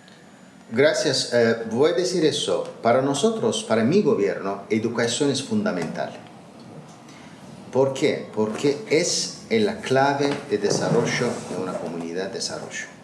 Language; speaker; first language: Spanish; non-native, learner; Azerbaijani